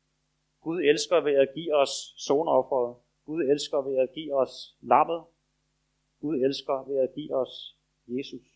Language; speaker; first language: Danish; native; Danish